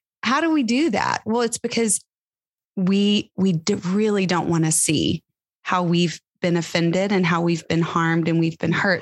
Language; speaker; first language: English; native; English